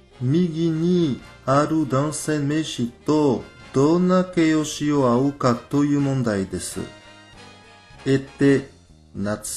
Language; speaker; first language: Japanese; non-native, fluent; French